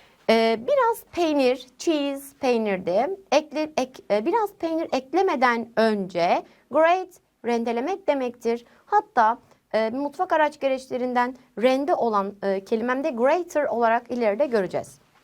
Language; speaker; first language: Turkish; native; Turkish